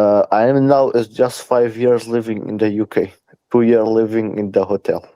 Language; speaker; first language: English; non-native, learner; Persian